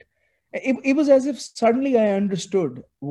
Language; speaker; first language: English; non-native, local second language; Urdu